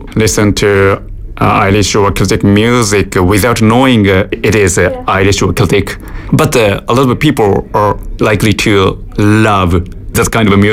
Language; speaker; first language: English; non-native, fluent; Japanese